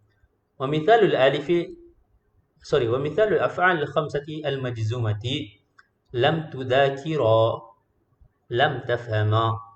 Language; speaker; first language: Arabic; non-native, fluent; Malay